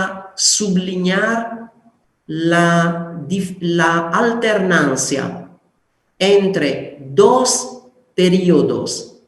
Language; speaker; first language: Spanish; non-native, fluent; Italian